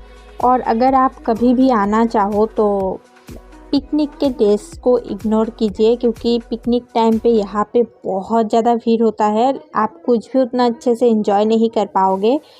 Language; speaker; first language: Hindi; non-native, local second language; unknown